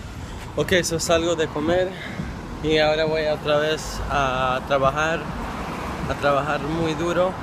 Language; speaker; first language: Spanish; early bilingual, other home language; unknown